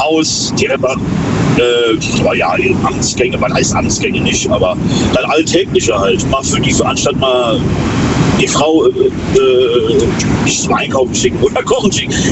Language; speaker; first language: German; native; German